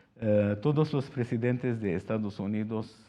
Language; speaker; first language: Spanish; non-native, fluent; Arabic